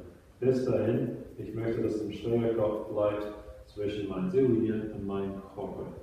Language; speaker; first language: German; non-native, fluent; English